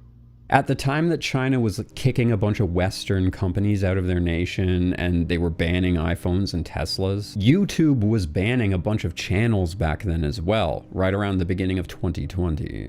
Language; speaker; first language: English; native; English